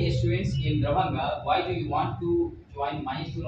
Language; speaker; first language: English; non-native, learner; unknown